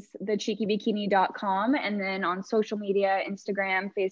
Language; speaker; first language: English; native; English